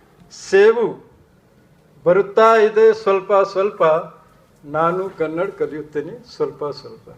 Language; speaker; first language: Kannada; non-native, learner; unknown